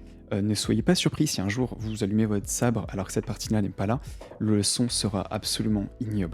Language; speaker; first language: French; native; French